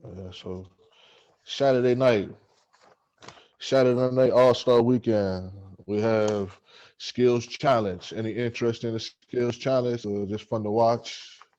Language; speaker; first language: English; native; English